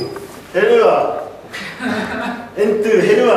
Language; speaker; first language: Arabic; non-native, learner; Japanese